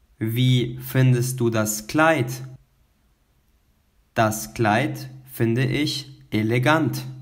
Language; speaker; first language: German; non-native, fluent; Albanian